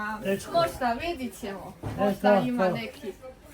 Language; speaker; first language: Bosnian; non-native, learner; Chinese